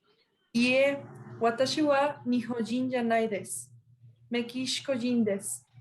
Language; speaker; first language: Japanese; non-native, learner; Spanish